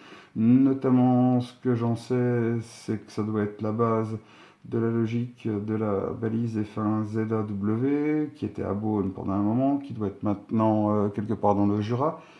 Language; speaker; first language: French; native; French